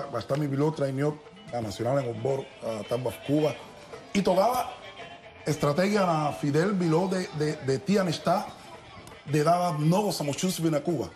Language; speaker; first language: Bulgarian; non-native, learner; Spanish